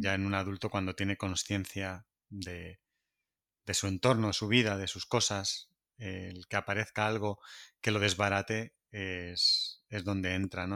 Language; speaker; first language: Spanish; native; Spanish